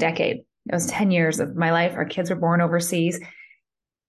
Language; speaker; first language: English; native; English